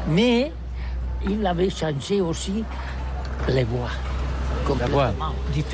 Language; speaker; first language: French; non-native, learner; Catalan